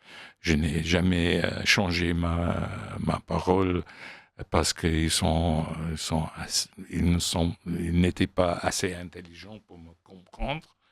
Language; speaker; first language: French; non-native, fluent; English